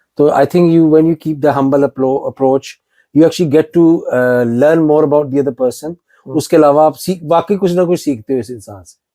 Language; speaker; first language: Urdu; non-native, local second language; Punjabi